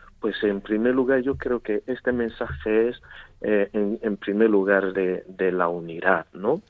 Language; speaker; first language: Spanish; non-native, fluent; Igbo